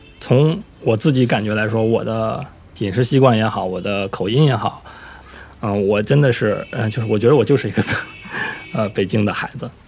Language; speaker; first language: Chinese; native; Chinese